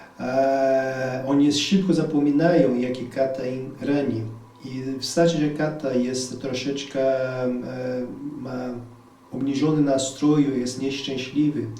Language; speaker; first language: Polish; non-native, fluent; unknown